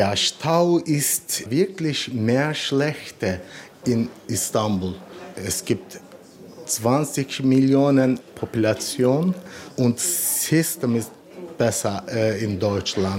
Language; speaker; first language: German; non-native, learner; Turkish